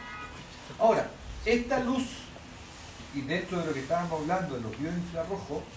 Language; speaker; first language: Spanish; native; Spanish